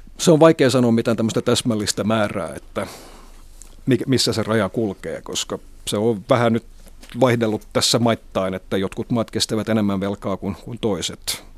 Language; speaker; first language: Finnish; non-native, local second language; Swedish